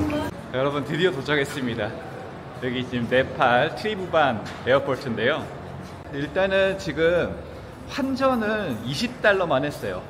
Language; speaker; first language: Korean; native; Korean